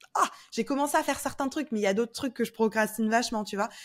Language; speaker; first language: French; native; French